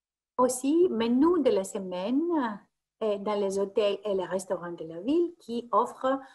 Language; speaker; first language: French; non-native, fluent; Greek